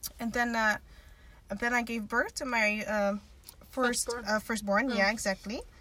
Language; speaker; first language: English; non-native, fluent; Dutch